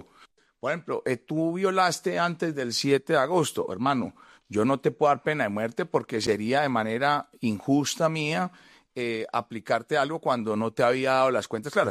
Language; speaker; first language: Spanish; native; Spanish